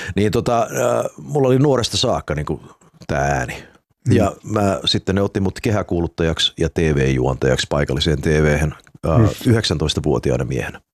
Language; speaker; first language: Finnish; early bilingual, heritage; Finnish